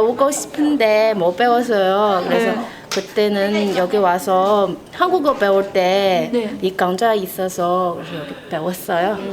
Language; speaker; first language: Korean; non-native, learner; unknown